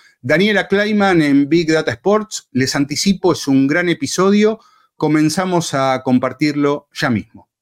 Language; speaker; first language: Spanish; native; Spanish